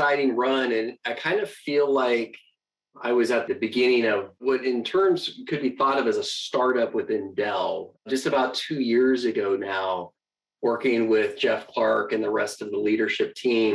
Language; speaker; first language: English; native; English